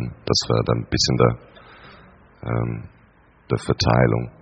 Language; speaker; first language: German; non-native, learner; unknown